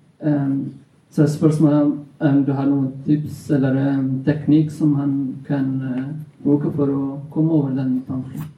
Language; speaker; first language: Norwegian; non-native, fluent; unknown